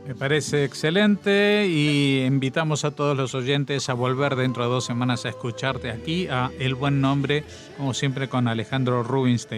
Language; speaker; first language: Spanish; native; Spanish